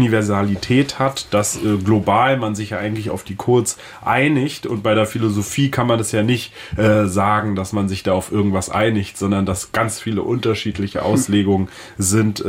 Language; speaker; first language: German; native; German